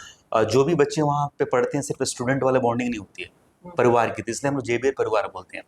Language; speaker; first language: Hindi; native; Hindi